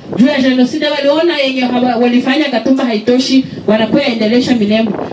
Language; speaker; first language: Swahili; non-native, local second language; Kinyarwanda